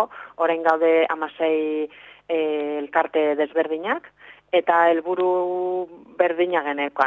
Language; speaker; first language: Basque; non-native, local second language; Spanish